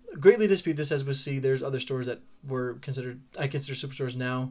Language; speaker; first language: English; native; English